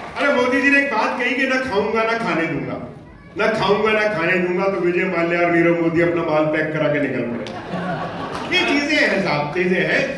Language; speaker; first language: Hindi; non-native, local second language; Punjabi